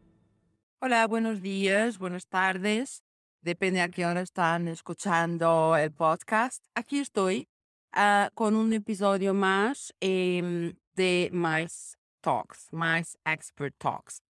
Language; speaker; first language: Spanish; non-native, fluent; Portuguese